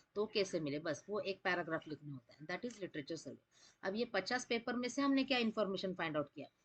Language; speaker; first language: Hindi; non-native, local second language; Marathi